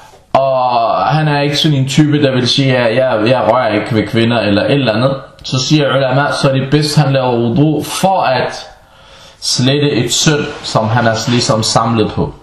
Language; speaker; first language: Danish; early bilingual, other home language; Arabic